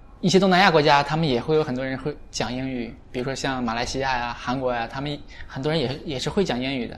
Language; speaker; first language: Chinese; native; Chinese